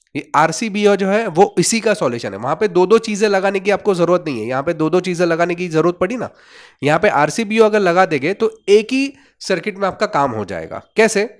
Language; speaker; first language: Hindi; non-native, local second language; Gujarati